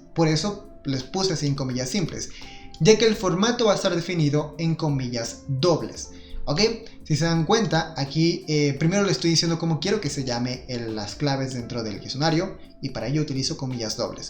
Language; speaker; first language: Spanish; native; Spanish